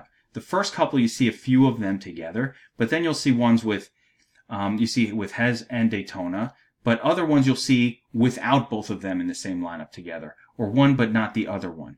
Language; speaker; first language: English; native; English